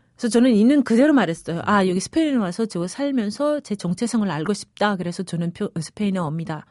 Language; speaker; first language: Korean; early bilingual, other home language; Spanish